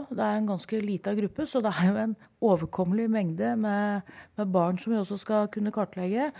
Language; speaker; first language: Norwegian; native; Norwegian